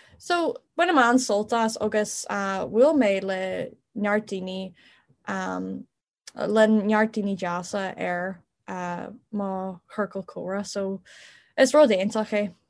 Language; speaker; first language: Irish; non-native, local second language; English